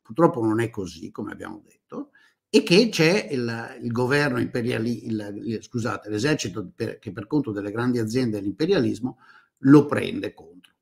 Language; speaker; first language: Italian; native; Italian